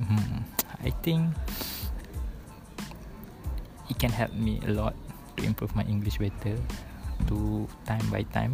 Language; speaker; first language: English; non-native, local second language; Malay